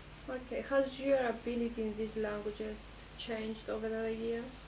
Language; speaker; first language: English; early bilingual, other home language; Greek